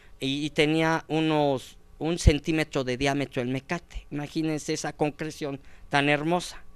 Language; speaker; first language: Spanish; native; Spanish